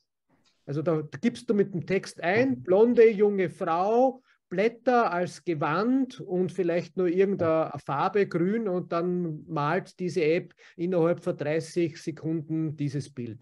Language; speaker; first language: German; native; German